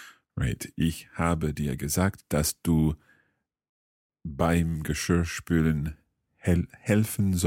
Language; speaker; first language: German; non-native, learner; English